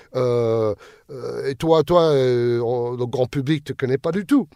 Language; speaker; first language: French; non-native, fluent; English